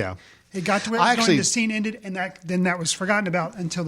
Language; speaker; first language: English; native; English